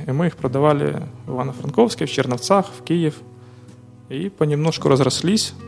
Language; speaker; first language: Russian; non-native, local second language; Ukrainian